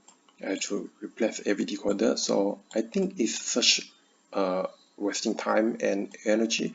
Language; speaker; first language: English; non-native, learner; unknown